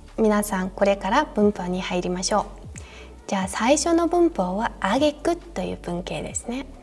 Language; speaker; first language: Japanese; non-native, fluent; Mongolian